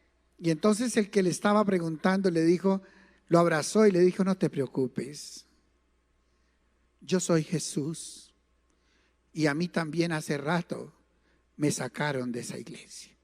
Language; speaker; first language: Spanish; native; Spanish